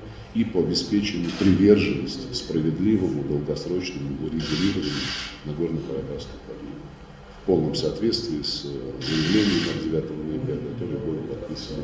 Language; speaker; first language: Russian; native; Russian